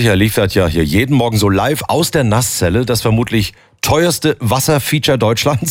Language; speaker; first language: German; native; German